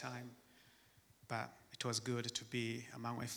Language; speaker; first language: English; non-native, fluent; Rundi